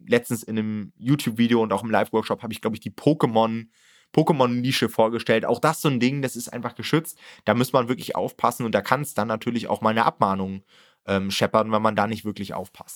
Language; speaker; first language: German; native; German